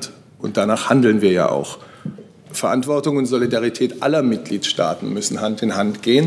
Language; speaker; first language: German; native; German